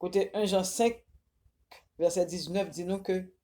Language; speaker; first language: French; non-native, local second language; Haitian Creole